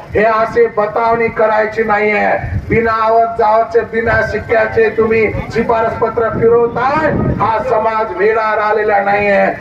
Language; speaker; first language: Marathi; non-native, local second language; Lambadi